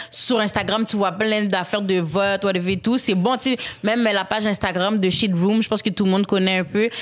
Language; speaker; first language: French; early bilingual, other home language; Haitian Creole